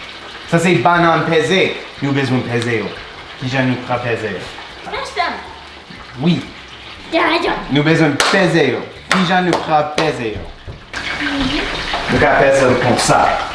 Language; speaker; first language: Haitian Creole; non-native, learner; English